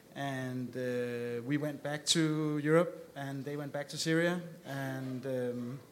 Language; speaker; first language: English; non-native, fluent; Danish